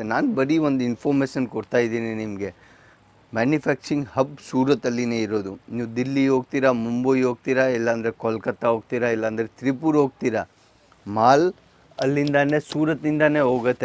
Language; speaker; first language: Kannada; non-native, local second language; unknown